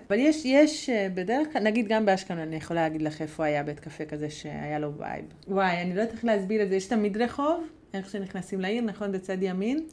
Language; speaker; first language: Hebrew; non-native, fluent; Hungarian